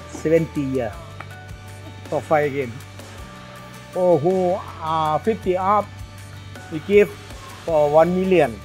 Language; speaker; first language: English; non-native, learner; Thai